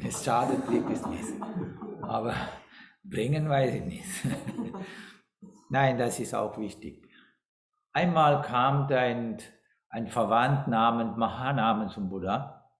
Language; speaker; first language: German; non-native, fluent; Sinhala